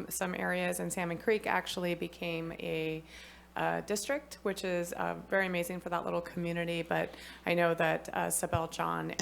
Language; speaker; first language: English; native; English